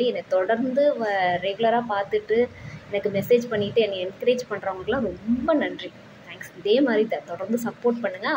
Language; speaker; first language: Tamil; native; Tamil